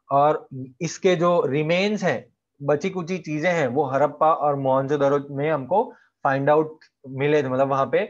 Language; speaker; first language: Hindi; non-native, local second language; Gujarati